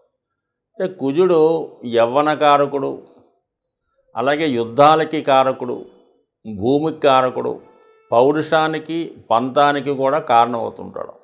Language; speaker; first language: Telugu; native; Telugu